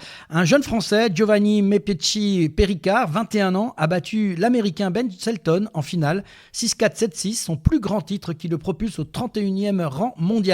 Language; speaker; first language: French; native; French